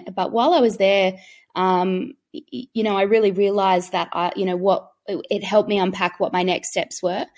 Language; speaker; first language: English; native; English